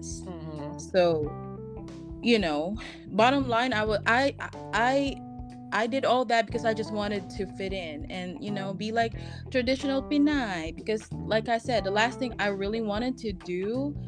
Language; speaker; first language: English; non-native, local second language; Filipino